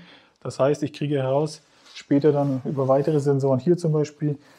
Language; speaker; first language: German; native; German